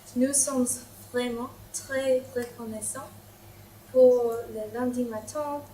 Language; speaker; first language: French; non-native, learner; English